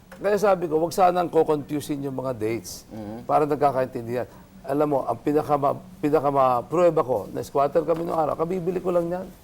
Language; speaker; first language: Filipino; native; Filipino